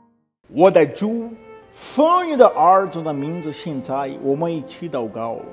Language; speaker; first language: Chinese; non-native, fluent; Portuguese